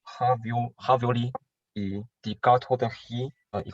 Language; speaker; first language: French; non-native, learner; Chinese